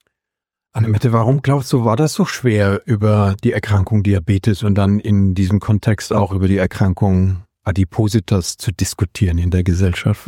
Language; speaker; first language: German; native; German